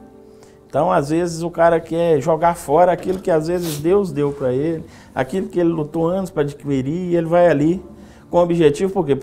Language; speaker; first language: Portuguese; native; Portuguese